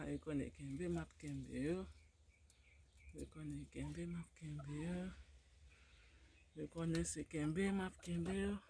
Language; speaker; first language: French; non-native, learner; Haitian Creole